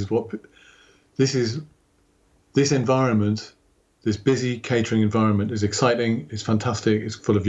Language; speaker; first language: English; native; English